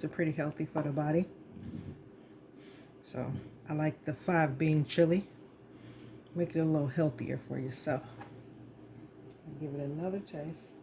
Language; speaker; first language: English; native; English